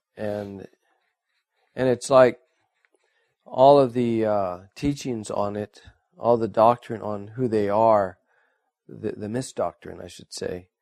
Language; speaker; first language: English; native; English